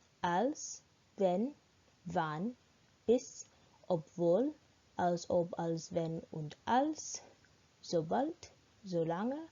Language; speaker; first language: German; non-native, learner; English